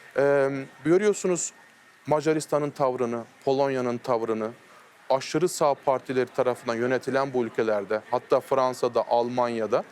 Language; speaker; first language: Turkish; early bilingual, heritage; Turkish